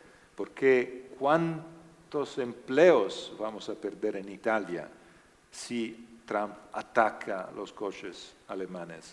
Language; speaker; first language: Spanish; non-native, learner; Italian